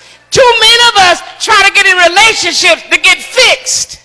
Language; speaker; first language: English; native; English